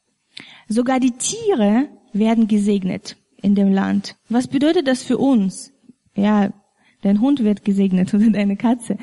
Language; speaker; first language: German; non-native, fluent; Russian